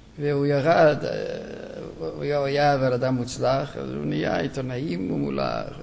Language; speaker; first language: Hebrew; non-native, local second language; Yiddish